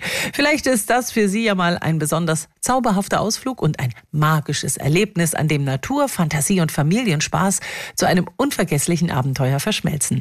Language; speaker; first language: German; native; German